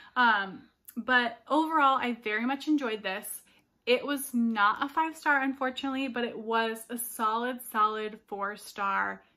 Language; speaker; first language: English; native; English